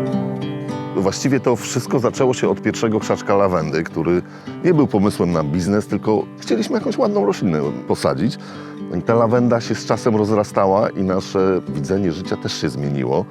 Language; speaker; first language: Polish; native; Polish